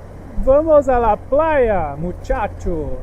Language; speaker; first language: Spanish; non-native, learner; Portuguese